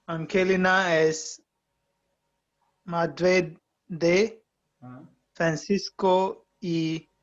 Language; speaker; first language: Spanish; non-native, learner; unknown